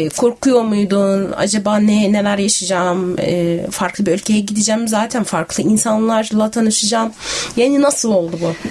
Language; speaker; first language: Turkish; native; Turkish